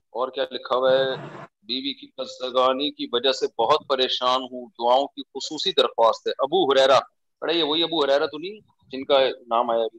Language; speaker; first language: Urdu; native; Urdu